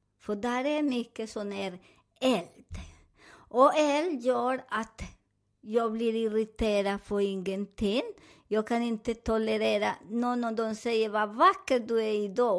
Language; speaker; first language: Swedish; non-native, fluent; Spanish